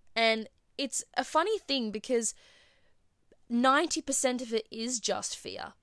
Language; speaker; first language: English; native; English